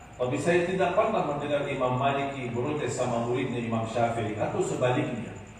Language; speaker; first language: Indonesian; non-native, fluent; Arabic